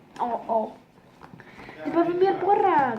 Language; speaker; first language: Swedish; early bilingual, other home language; Turkish